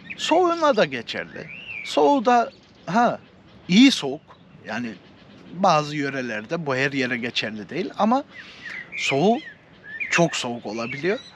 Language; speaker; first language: Turkish; early bilingual, heritage; Turkish